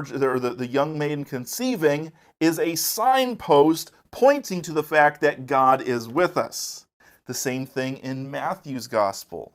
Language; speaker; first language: English; native; English